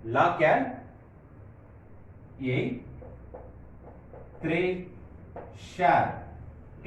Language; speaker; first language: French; non-native, fluent; Tamil